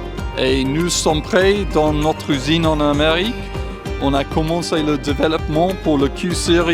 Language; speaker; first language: French; non-native, fluent; English